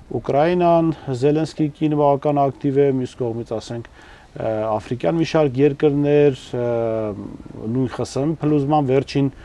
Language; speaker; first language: Armenian; native; Armenian